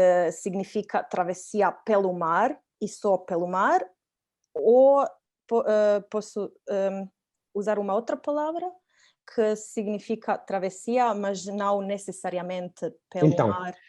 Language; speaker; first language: Portuguese; non-native, fluent; Croatian